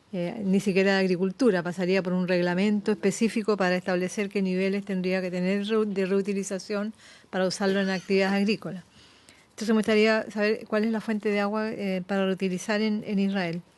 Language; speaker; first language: Spanish; native; Spanish